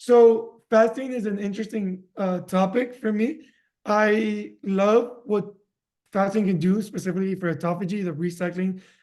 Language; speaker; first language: English; early bilingual, other home language; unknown